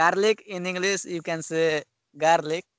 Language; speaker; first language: English; non-native, learner; Hindi